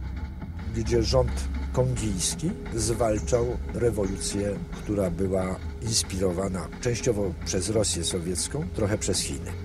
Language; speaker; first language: Polish; native; Polish